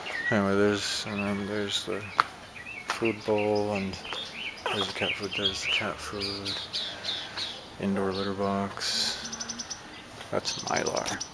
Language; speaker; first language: English; native; English